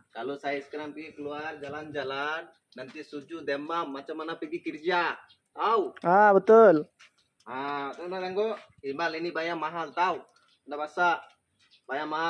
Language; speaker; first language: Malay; non-native, learner; Bangla